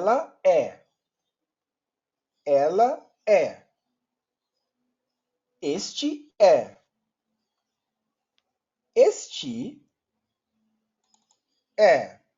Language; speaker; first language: Portuguese; non-native, learner; Yoruba